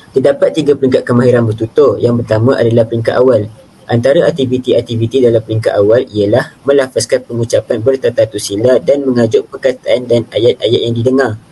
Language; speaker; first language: Malay; native; Malay